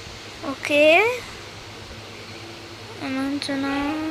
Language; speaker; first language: French; non-native, learner; Arabic